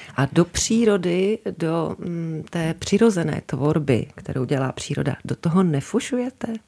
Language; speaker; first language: Czech; native; Czech